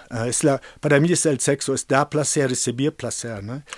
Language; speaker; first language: Spanish; non-native, fluent; German